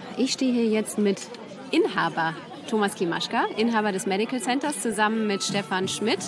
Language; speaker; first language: German; native; German